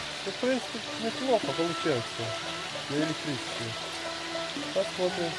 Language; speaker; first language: Russian; non-native, learner; Uzbek